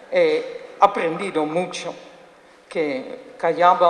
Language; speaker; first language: Spanish; non-native, fluent; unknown